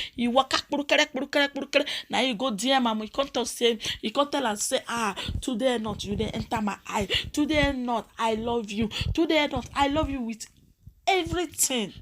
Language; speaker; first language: Nigerian Pidgin; non-native, local second language; Yoruba